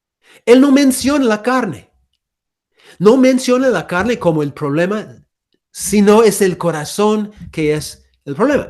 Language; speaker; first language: Spanish; non-native, fluent; English